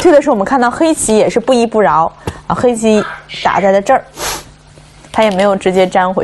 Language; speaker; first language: Chinese; native; Chinese